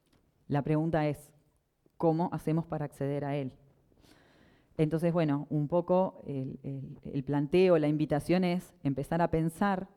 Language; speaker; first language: Spanish; native; Spanish